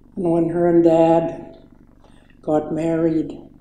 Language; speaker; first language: English; native; English